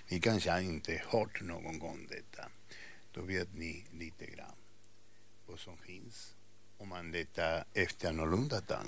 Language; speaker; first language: Swedish; non-native, learner; Spanish